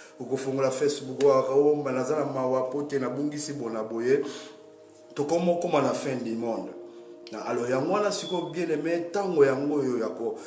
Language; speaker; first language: Lingala; non-native, local second language; Kongo